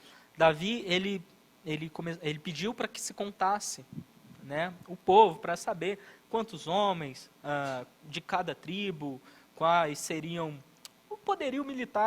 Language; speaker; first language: Portuguese; native; Portuguese